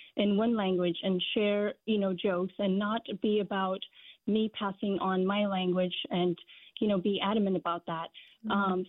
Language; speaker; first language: English; non-native, fluent; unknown